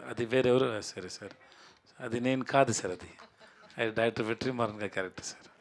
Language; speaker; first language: Telugu; non-native, learner; Tamil